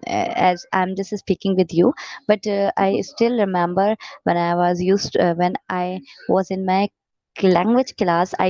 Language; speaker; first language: English; non-native, learner; Urdu